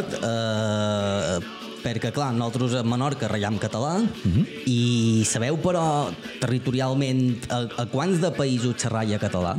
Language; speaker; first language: Catalan; native; Catalan